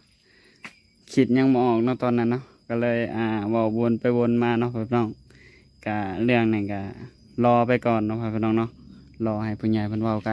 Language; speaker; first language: Thai; non-native, local second language; Lao